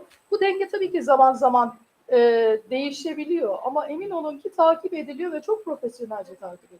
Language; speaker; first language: Turkish; native; Turkish